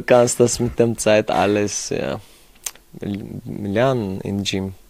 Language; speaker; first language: German; non-native, fluent; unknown